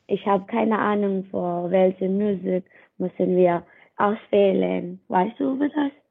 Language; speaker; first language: German; non-native, learner; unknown